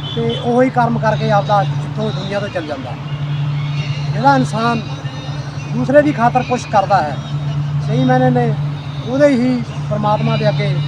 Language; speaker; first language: Punjabi; native; Punjabi